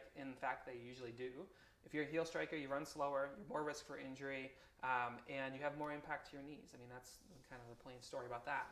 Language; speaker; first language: English; native; English